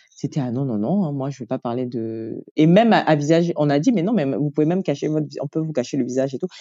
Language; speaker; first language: French; native; French